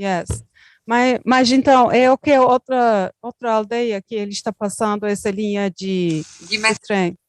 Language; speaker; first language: Portuguese; non-native, learner; Turkish